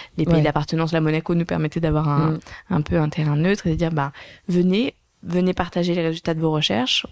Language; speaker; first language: French; native; French